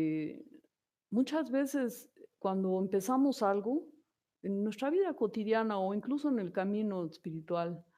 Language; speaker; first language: Spanish; native; Spanish